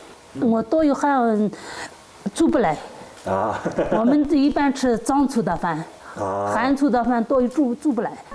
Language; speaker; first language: Chinese; non-native, local second language; Tibetan